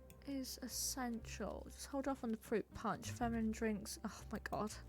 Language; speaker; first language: English; native; English